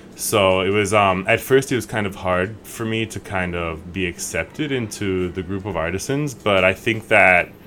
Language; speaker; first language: English; native; English